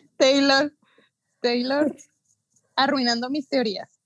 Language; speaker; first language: Spanish; native; Spanish